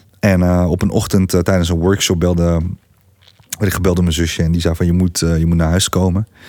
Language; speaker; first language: Dutch; early bilingual, other home language; Greek